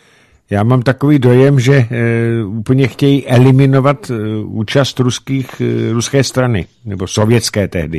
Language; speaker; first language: Czech; native; Czech